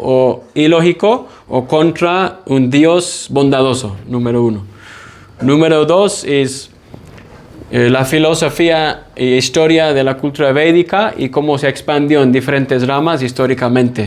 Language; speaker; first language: Spanish; non-native, fluent; English